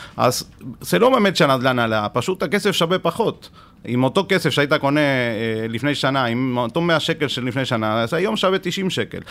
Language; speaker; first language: Hebrew; non-native, fluent; Spanish